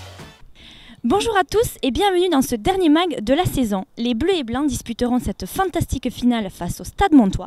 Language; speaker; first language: French; native; French